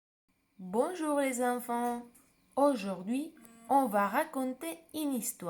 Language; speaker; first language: French; non-native, fluent; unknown